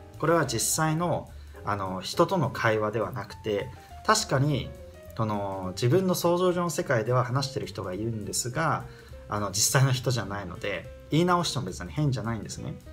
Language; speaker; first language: Japanese; native; Japanese